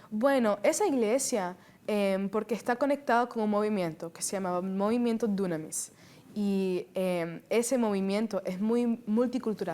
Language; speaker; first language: Spanish; early bilingual, heritage; Spanish